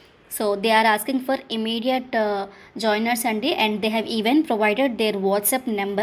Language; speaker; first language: English; non-native, local second language; Telugu